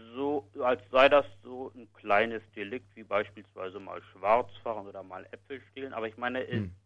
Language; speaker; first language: German; native; German